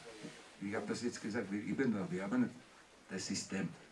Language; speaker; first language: German; non-native, learner; Czech